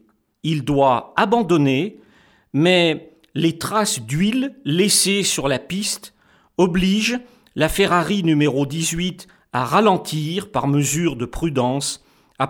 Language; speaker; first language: French; native; French